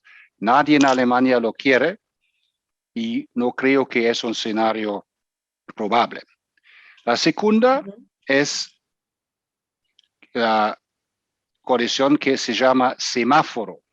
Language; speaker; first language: Spanish; non-native, fluent; German